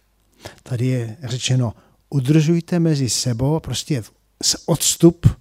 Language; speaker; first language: Czech; native; Czech